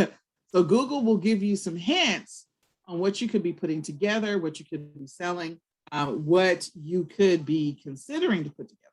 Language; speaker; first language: English; native; English